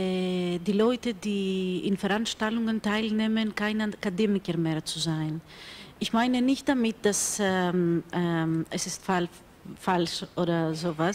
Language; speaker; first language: German; non-native, fluent; Greek